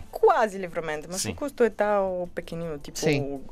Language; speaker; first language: Portuguese; non-native, learner; Bulgarian